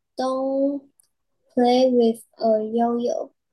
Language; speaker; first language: English; non-native, learner; Chinese